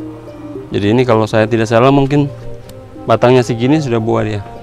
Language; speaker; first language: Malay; non-native, local second language; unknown